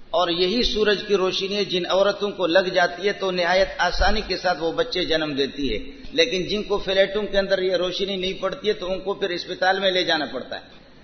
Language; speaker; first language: Urdu; non-native, local second language; Brahui